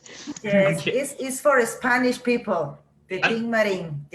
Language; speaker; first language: English; non-native, learner; Spanish